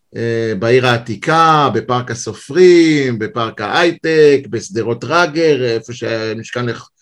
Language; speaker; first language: Hebrew; early bilingual, other home language; Russian